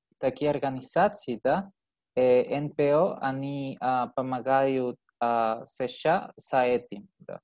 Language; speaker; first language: Russian; non-native, learner; Spanish